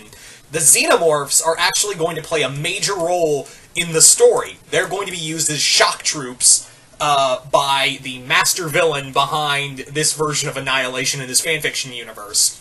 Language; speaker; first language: English; native; English